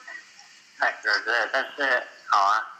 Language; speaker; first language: Chinese; non-native, learner; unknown